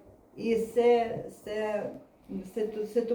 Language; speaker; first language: French; non-native, learner; Russian